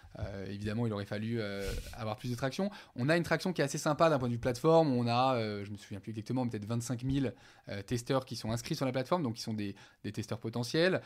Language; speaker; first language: French; native; French